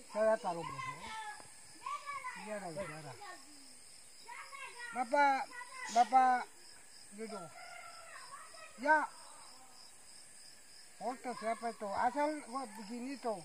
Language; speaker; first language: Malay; non-native, local second language; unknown